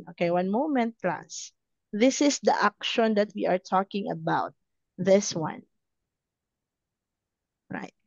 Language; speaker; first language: English; non-native, fluent; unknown